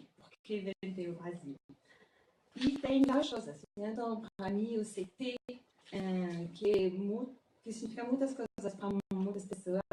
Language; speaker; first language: Portuguese; non-native, fluent; French